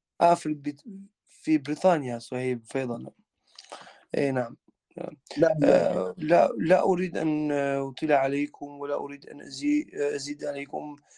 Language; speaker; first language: Arabic; non-native, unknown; Albanian